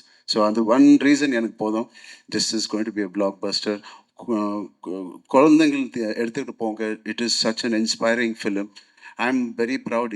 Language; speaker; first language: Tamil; non-native, learner; Telugu